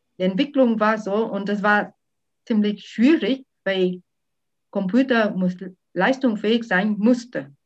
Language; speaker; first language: German; non-native, fluent; Vietnamese